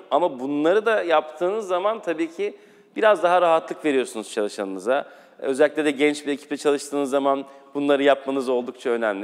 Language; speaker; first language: Turkish; native; Turkish